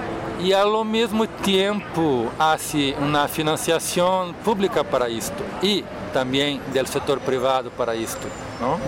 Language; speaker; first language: Spanish; non-native, fluent; Portuguese